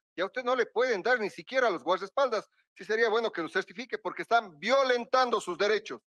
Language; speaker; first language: Spanish; native; Spanish